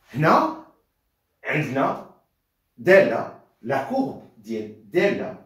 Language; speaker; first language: French; non-native, local second language; Arabic